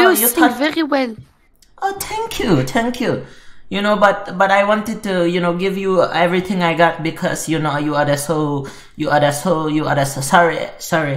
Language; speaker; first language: English; non-native, learner; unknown